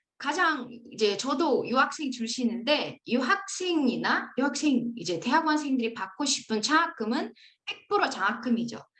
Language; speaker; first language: Korean; non-native, fluent; Uzbek